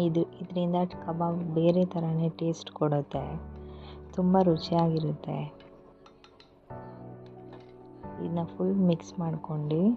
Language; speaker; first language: Kannada; native; Kannada